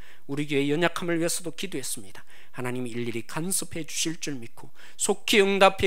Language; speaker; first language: Korean; native; Korean